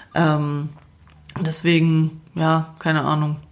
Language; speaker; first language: German; non-native, fluent; Croatian